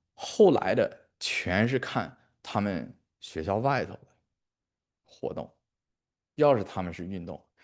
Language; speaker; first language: Chinese; early bilingual, heritage; Chinese